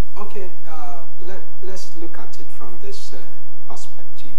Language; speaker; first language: English; non-native, local second language; Yoruba